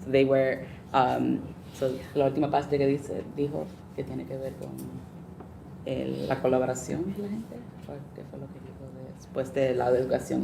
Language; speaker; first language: Spanish; early bilingual, heritage; Spanish